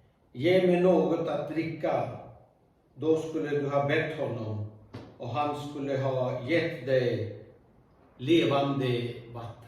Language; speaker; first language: Swedish; non-native, fluent; Urdu